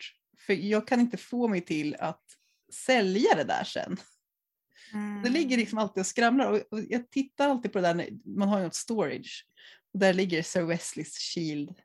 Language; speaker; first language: Swedish; native; Swedish